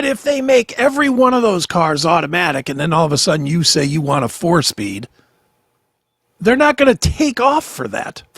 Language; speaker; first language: English; native; English